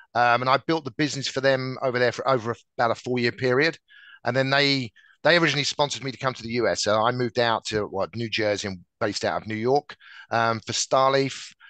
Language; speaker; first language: English; native; English